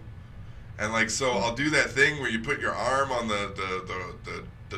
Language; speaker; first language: English; native; English